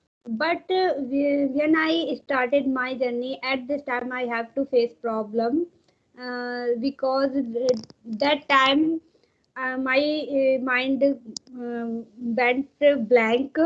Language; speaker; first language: English; non-native, learner; Hindi